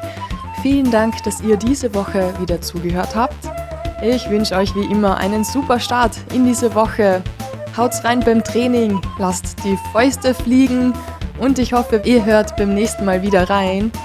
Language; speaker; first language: German; native; German